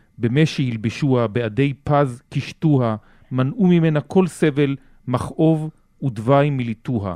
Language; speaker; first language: Hebrew; native; Hebrew